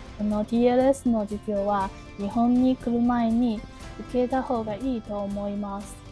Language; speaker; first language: Japanese; non-native, learner; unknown